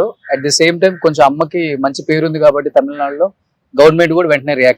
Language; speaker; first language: Telugu; native; Telugu